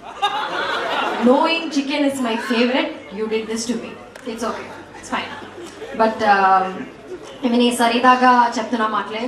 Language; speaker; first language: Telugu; non-native, learner; Malayalam